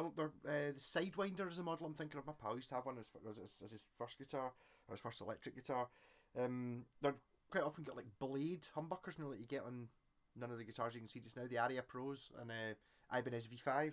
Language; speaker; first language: English; native; English